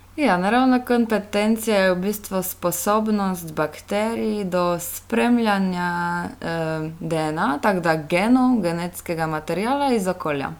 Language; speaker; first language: Slovenian; non-native, fluent; Polish